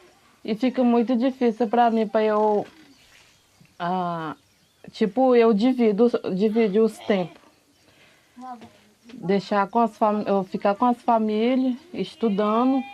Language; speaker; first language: Portuguese; non-native, local second language; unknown